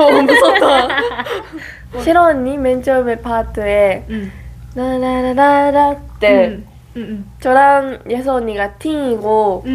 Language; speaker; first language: Korean; non-native, fluent; Japanese